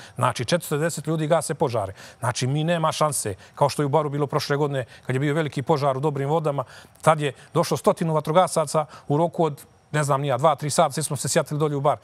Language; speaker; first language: Croatian; native; Croatian